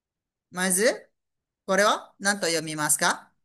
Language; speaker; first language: Japanese; non-native, fluent; Malay